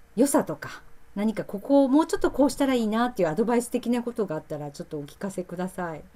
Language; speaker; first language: Japanese; native; Japanese